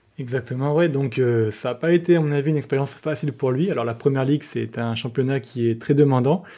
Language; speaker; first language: French; native; French